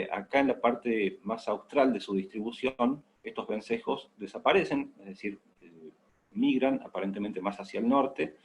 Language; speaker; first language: Spanish; native; Spanish